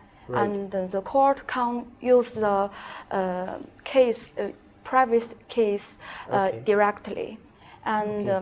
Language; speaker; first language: English; non-native, learner; Chinese